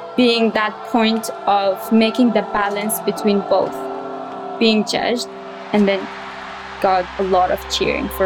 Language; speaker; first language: English; non-native, fluent; Persian